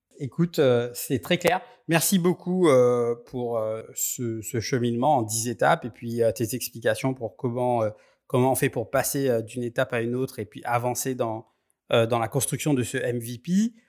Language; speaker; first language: French; native; French